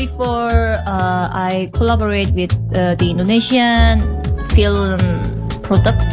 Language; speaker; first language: English; non-native, learner; Korean